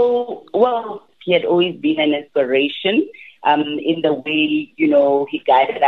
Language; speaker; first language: English; non-native, local second language; Tswana